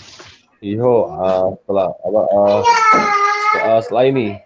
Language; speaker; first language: Chinese; non-native, learner; Indonesian